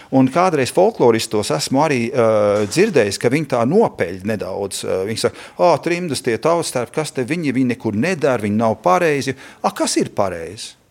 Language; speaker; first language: Latvian; early bilingual, heritage; Latvian